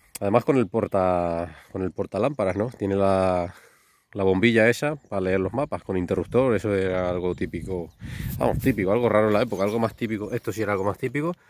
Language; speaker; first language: Spanish; native; Spanish